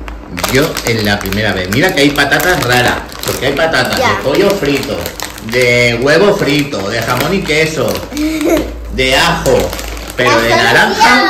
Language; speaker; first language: Spanish; native; Spanish